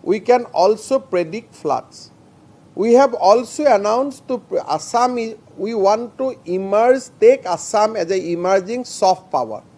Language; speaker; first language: English; non-native, local second language; Assamese